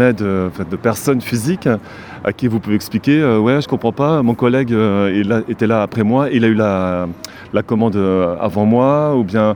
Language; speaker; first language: French; native; French